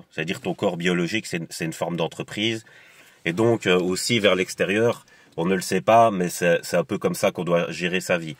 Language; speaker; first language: French; native; French